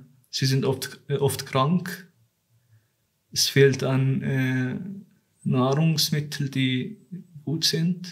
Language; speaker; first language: German; non-native, fluent; Arabic